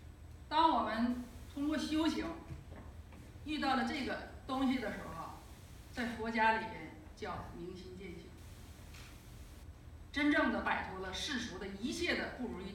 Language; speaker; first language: Chinese; native; Chinese